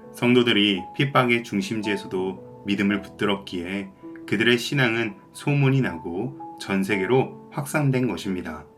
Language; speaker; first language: Korean; native; Korean